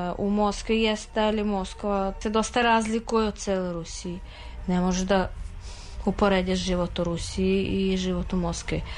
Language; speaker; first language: Serbian; non-native, fluent; Russian